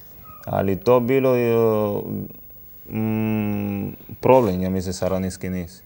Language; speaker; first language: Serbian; non-native, learner; Spanish